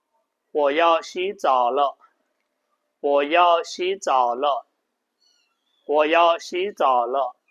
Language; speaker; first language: Chinese; non-native, fluent; Burmese